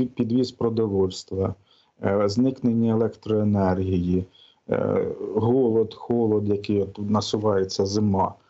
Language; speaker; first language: Ukrainian; native; Ukrainian